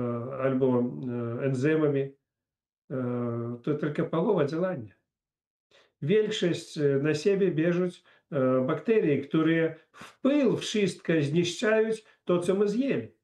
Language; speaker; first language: Polish; non-native, fluent; Russian